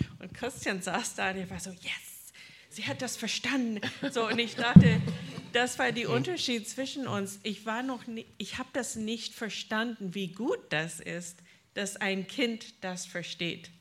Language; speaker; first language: German; non-native, fluent; English